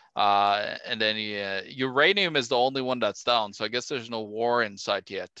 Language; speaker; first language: English; non-native, fluent; Norwegian